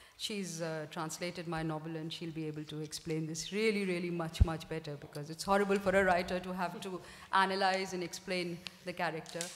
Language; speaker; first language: English; non-native, local second language; Hindi